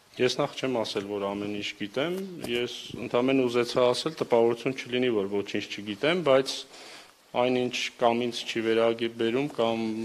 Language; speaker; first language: Armenian; native; Armenian